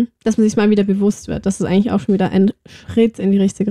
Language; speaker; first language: German; native; German